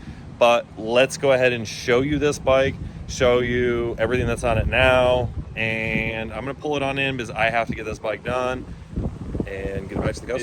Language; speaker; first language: English; native; English